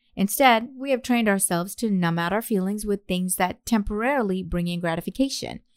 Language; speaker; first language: English; native; English